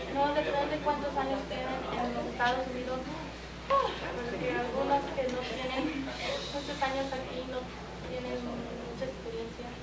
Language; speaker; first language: Spanish; early bilingual, other home language; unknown